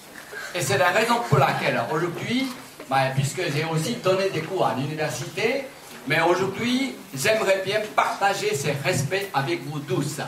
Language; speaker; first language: French; non-native, fluent; Chinese